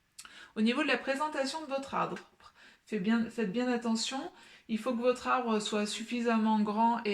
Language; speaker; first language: French; native; French